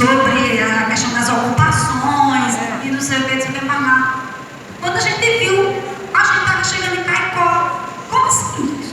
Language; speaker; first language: Portuguese; native; Portuguese